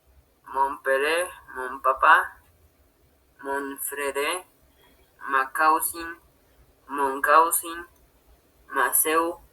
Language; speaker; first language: French; non-native, learner; Spanish